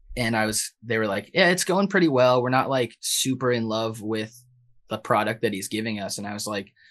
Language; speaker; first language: English; native; English